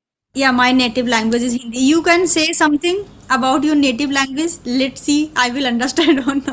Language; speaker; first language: English; non-native, learner; Hindi